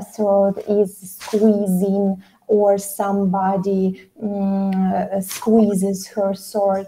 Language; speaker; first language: English; non-native, fluent; Ukrainian